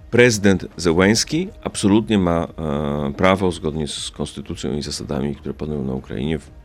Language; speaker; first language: Polish; native; Polish